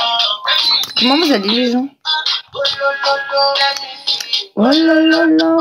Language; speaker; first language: French; native; French